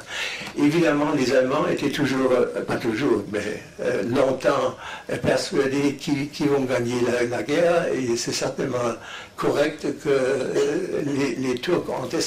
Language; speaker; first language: French; non-native, fluent; German